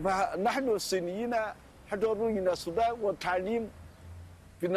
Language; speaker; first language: Arabic; non-native, fluent; Chinese